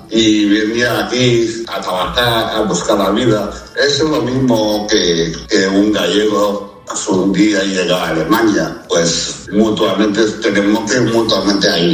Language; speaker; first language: Spanish; early bilingual, other home language; Chinese